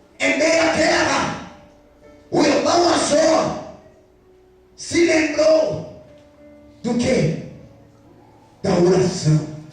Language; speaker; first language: Portuguese; non-native, fluent; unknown